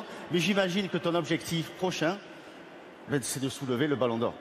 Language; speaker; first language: French; native; French